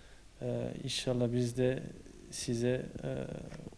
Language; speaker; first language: Turkish; early bilingual, heritage; Turkish